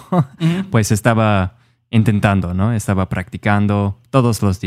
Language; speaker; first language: Spanish; non-native, fluent; English